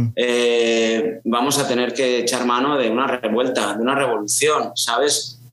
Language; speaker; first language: Spanish; native; Spanish